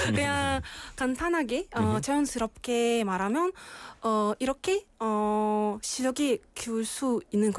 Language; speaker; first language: Korean; non-native, learner; Russian